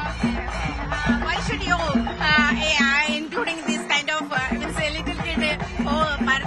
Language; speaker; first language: English; non-native, local second language; Malayalam